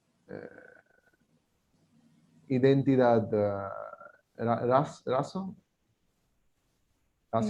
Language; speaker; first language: Spanish; non-native, learner; English